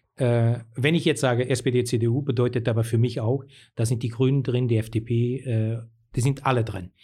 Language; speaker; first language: German; non-native, fluent; Portuguese